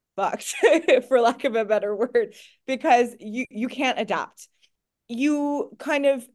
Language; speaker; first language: English; native; English